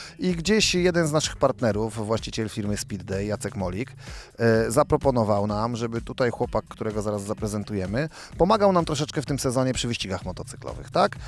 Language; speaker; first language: Polish; native; Polish